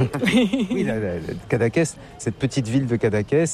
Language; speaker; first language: French; native; French